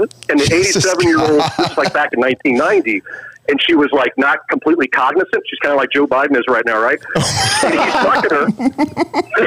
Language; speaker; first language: English; native; English